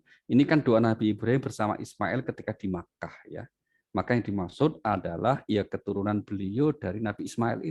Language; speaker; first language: Indonesian; native; Indonesian